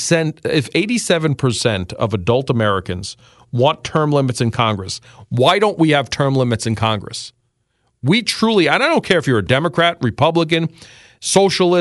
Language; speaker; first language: English; native; English